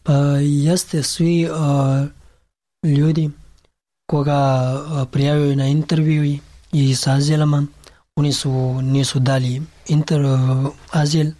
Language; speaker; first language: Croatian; non-native, learner; Pashto